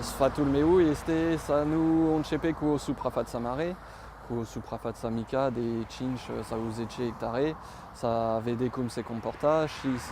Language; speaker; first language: Romanian; non-native, fluent; French